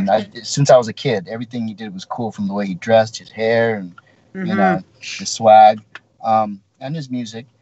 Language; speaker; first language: English; native; English